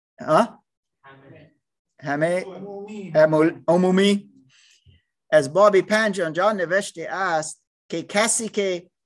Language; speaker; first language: Persian; non-native, learner; English